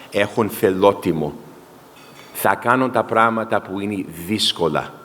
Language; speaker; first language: Greek; early bilingual, heritage; Greek